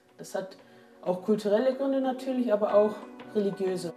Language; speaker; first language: German; native; German